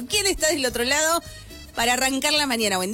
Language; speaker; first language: Spanish; native; Spanish